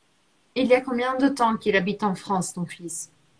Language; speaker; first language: French; non-native, fluent; Portuguese